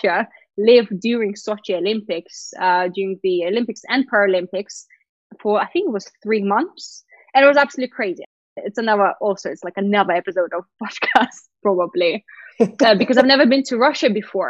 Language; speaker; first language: English; non-native, fluent; Russian